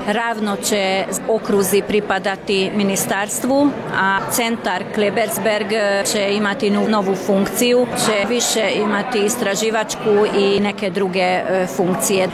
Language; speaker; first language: Croatian; early bilingual, heritage; Croatian